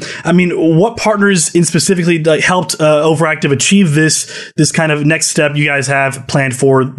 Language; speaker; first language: English; native; English